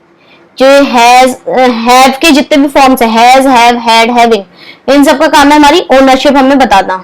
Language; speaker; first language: Hindi; native; Hindi